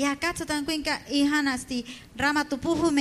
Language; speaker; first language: Finnish; non-native, fluent; Spanish